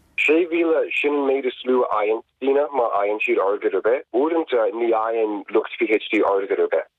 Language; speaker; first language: Irish; non-native, fluent; English